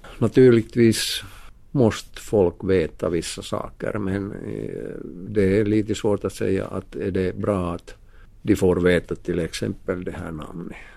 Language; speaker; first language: Swedish; non-native, local second language; Finnish